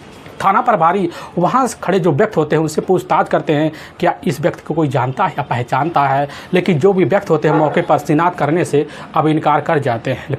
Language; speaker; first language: Hindi; native; Hindi